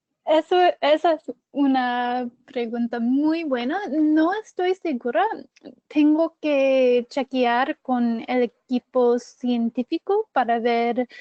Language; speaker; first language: Spanish; non-native, learner; English